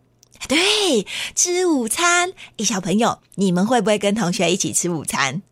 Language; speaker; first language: Chinese; native; Chinese